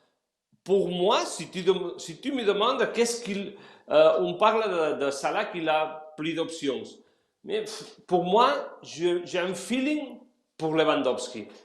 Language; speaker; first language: French; non-native, fluent; Spanish